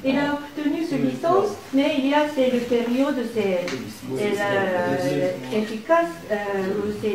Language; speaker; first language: French; non-native, learner; Japanese